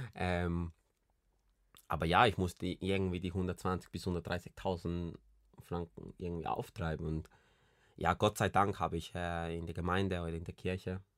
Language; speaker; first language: German; early bilingual, other home language; Spanish